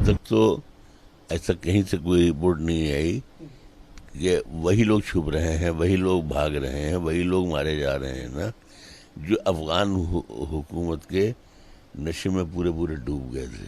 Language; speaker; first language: Hindi; native; Hindi